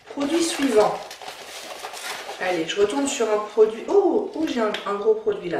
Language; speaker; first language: French; native; French